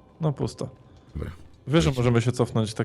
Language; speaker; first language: Polish; native; Polish